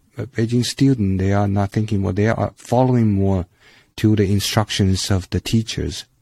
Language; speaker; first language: English; non-native, fluent; Chinese